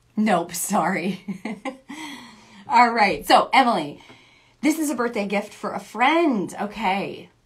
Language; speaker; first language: English; native; English